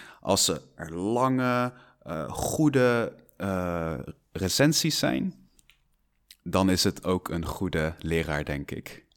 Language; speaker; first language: Dutch; non-native, fluent; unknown